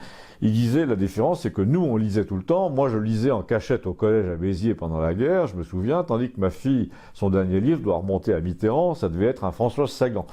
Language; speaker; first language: French; native; French